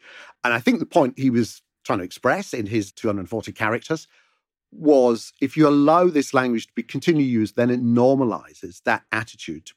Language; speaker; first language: English; native; English